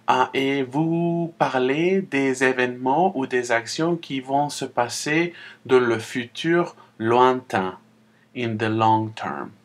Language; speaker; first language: French; non-native, fluent; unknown